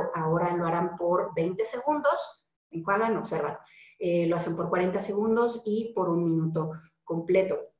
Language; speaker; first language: Spanish; native; Spanish